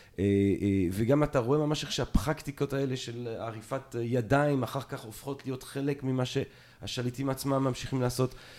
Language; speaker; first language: Hebrew; early bilingual, other home language; French